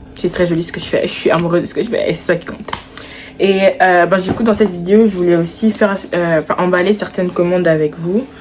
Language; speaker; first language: French; non-native, local second language; Lingala